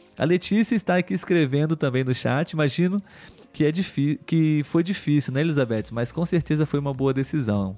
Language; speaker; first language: Portuguese; native; Portuguese